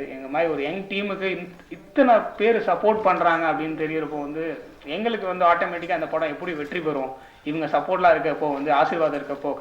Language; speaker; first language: Tamil; native; Tamil